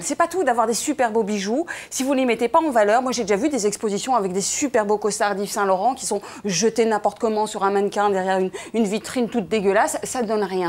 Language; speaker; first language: French; native; French